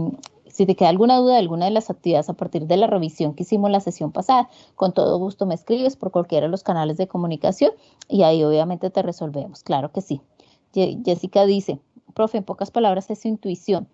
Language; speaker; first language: Spanish; native; Spanish